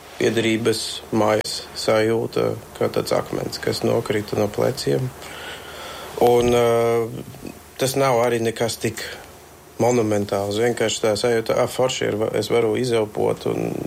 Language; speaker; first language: Latvian; non-native, fluent; Bulgarian